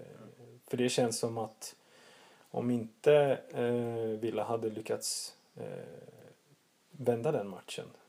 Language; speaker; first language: Swedish; native; Swedish